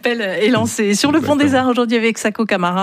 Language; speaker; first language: French; native; French